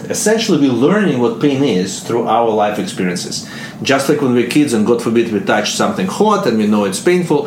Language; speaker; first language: English; non-native, fluent; Russian